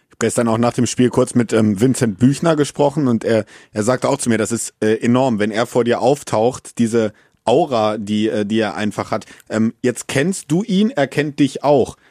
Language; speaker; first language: German; native; German